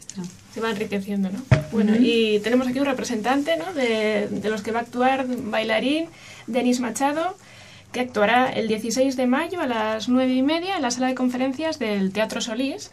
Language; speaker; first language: Spanish; native; Spanish